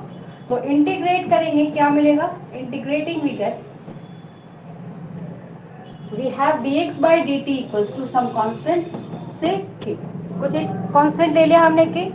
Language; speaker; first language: Hindi; native; Hindi